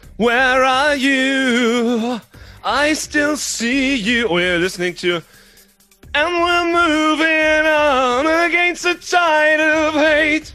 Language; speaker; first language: English; non-native, fluent; Hungarian